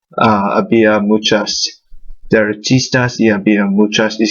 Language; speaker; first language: Spanish; non-native, learner; English